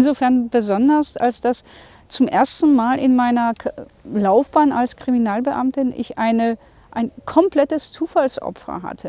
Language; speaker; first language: German; native; German